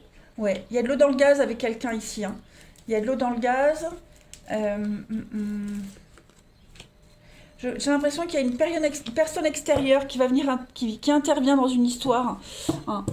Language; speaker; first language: French; native; French